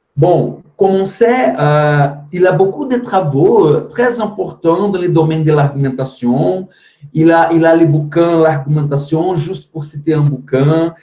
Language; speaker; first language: French; non-native, fluent; Portuguese